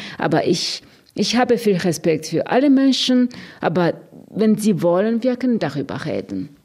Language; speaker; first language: German; non-native, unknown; Rundi